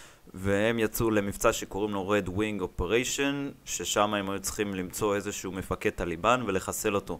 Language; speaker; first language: Hebrew; native; Hebrew